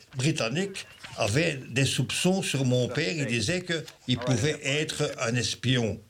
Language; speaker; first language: French; native; French